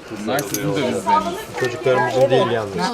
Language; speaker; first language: Turkish; native; Turkish